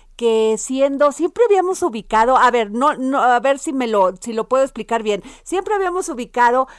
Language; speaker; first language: Spanish; native; Spanish